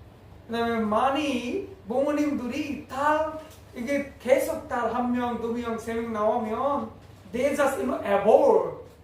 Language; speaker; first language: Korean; non-native, learner; English